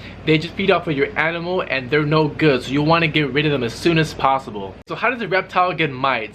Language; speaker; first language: English; native; English